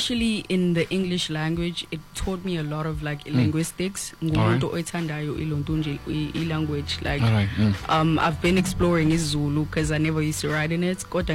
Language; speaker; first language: English; non-native, local second language; Zulu